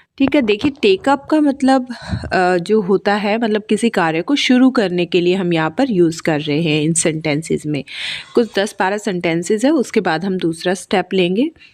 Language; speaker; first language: Hindi; native; Hindi